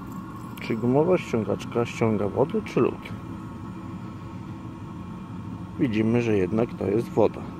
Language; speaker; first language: Polish; native; Polish